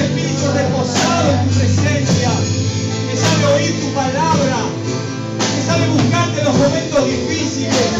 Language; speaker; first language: Spanish; native; Spanish